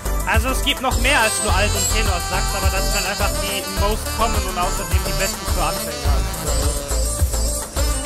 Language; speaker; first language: German; native; German